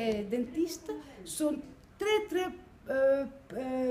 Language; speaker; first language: French; non-native, learner; Greek